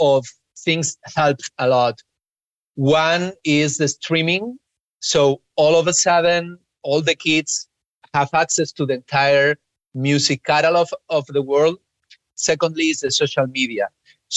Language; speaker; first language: English; non-native, fluent; Spanish